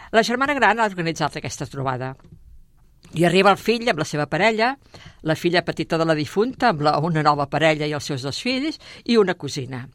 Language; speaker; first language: Catalan; native; Catalan